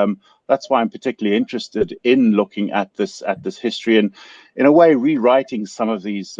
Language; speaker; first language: English; native; English